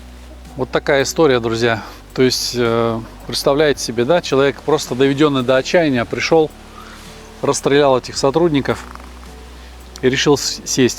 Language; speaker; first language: Russian; native; Russian